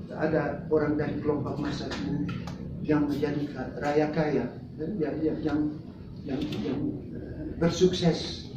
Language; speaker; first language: Indonesian; non-native, fluent; Dutch